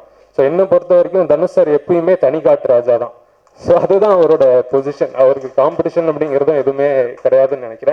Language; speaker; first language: Tamil; native; Tamil